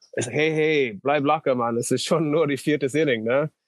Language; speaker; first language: German; non-native, fluent; English